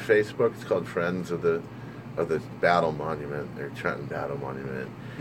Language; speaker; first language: English; native; English